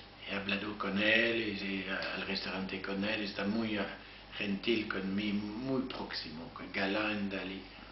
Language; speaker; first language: Spanish; non-native, learner; French